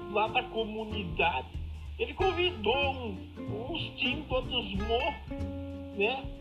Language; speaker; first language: Portuguese; native; Portuguese